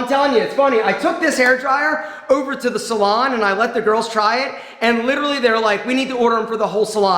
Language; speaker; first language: English; native; English